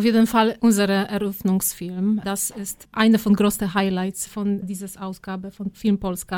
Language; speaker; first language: German; non-native, fluent; Polish